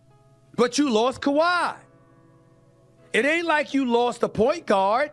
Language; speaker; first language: English; native; English